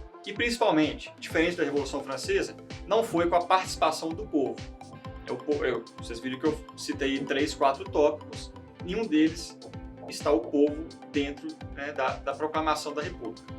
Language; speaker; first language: Portuguese; native; Portuguese